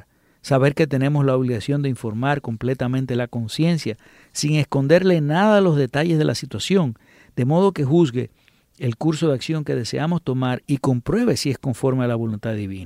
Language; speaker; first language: Spanish; native; Spanish